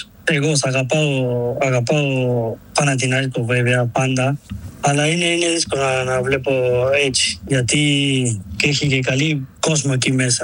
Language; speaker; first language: Greek; non-native, learner; Spanish